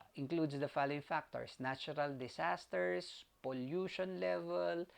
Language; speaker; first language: English; non-native, local second language; Filipino